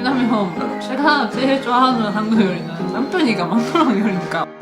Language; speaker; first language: Korean; non-native, learner; Japanese